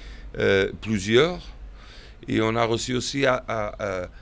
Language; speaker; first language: French; non-native, fluent; Portuguese